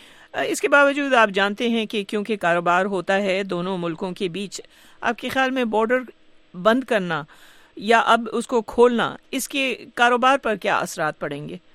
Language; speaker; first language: Urdu; native; Urdu